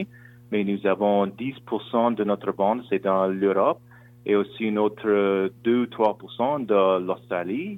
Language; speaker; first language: French; non-native, local second language; English